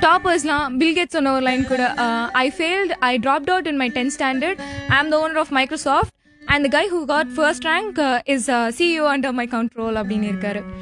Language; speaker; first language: Tamil; native; Tamil